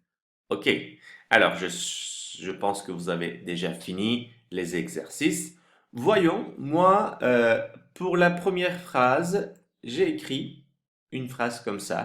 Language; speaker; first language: French; non-native, fluent; Turkish